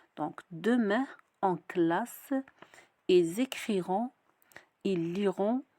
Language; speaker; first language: French; non-native, local second language; Arabic